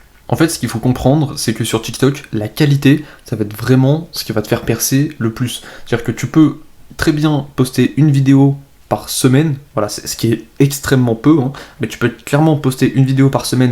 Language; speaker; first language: French; native; French